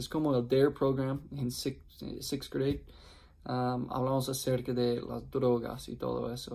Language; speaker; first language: Spanish; non-native, fluent; English